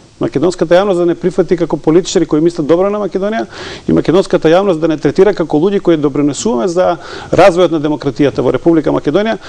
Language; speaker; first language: Macedonian; non-native, local second language; Serbian